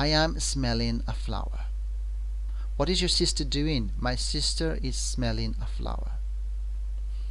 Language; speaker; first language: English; non-native, fluent; Spanish